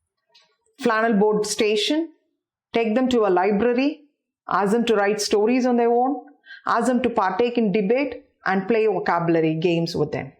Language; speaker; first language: English; non-native, local second language; Tamil